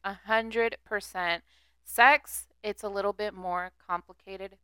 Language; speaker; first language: English; early bilingual, other home language; Spanish